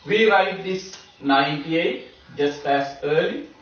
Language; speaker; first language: English; non-native, local second language; Sinhala